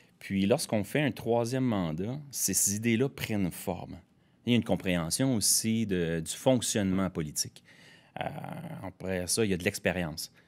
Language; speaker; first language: French; native; French